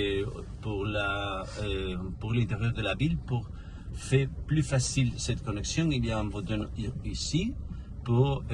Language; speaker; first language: French; non-native, learner; Spanish